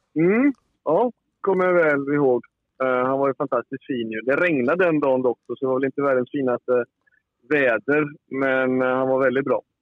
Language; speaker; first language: Swedish; native; Swedish